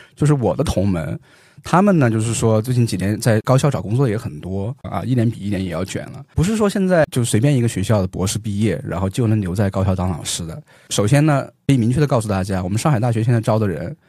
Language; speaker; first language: Chinese; native; Chinese